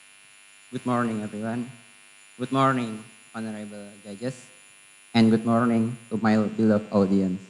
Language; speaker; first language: English; non-native, learner; Indonesian